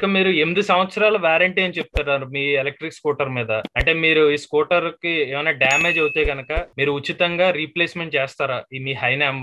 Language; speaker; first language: Telugu; native; Telugu